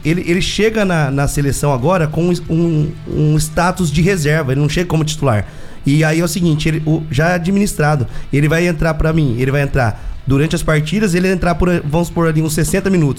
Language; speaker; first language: Portuguese; native; Portuguese